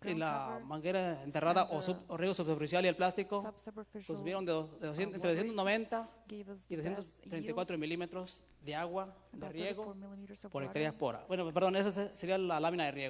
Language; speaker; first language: Spanish; native; Spanish